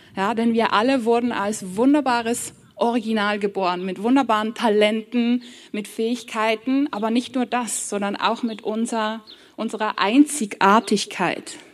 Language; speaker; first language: German; early bilingual, other home language; Polish